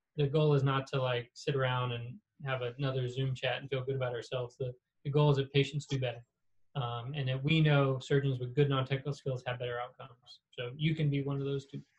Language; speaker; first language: English; native; English